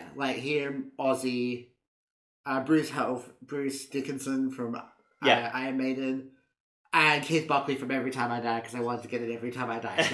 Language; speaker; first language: English; native; English